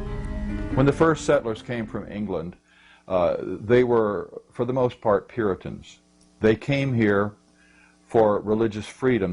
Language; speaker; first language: English; native; English